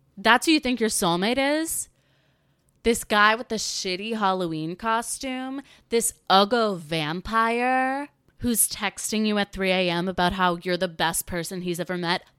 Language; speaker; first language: English; native; English